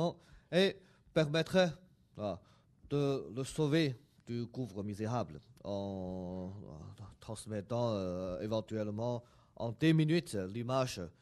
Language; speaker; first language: French; non-native, fluent; Chinese